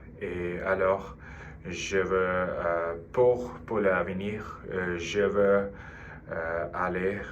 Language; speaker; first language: French; non-native, learner; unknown